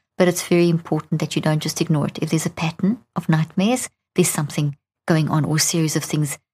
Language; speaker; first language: English; native; English